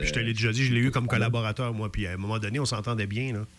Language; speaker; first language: French; native; French